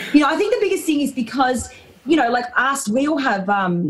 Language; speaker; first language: English; native; English